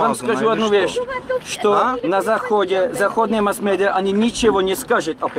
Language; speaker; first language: Russian; non-native, learner; Czech